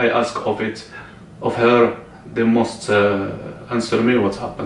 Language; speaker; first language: English; non-native, learner; Arabic